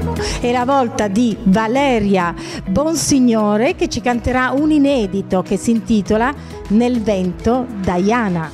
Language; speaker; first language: Italian; native; Italian